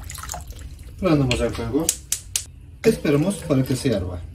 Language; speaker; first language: Spanish; non-native, learner; Turkish